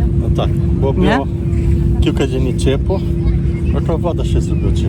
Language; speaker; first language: Polish; non-native, learner; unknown